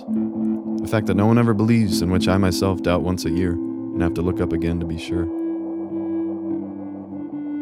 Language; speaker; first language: English; native; English